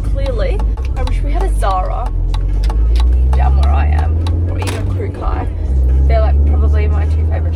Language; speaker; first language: English; native; English